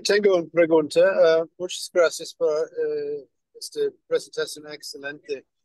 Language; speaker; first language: Spanish; non-native, learner; English